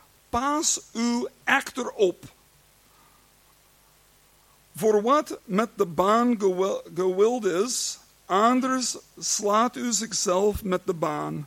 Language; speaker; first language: Dutch; non-native, learner; English